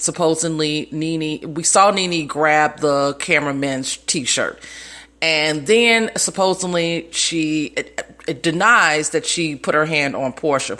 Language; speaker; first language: English; native; English